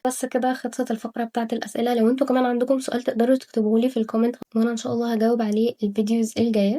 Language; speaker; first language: Arabic; native; Arabic